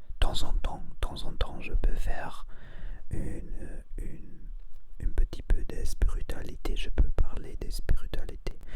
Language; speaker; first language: French; non-native, learner; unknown